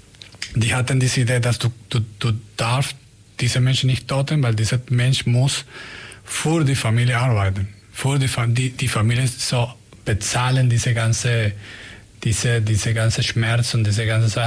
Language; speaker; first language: German; non-native, learner; Spanish